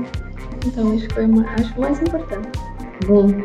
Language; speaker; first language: Portuguese; non-native, learner; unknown